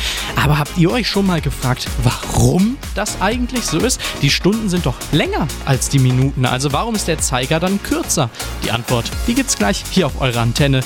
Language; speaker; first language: German; native; German